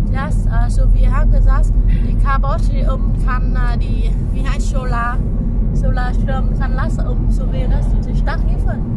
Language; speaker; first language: German; non-native, learner; Vietnamese